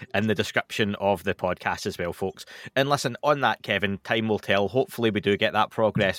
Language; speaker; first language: English; native; English